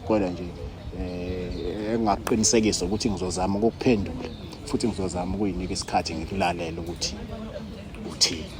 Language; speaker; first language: Zulu; native; Zulu